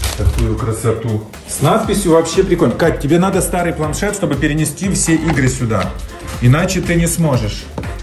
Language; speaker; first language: Russian; native; Russian